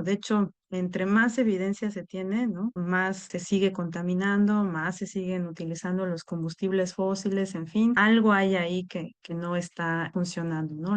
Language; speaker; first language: Spanish; native; Spanish